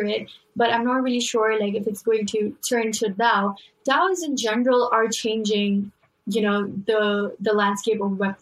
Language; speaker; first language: English; non-native, local second language; Urdu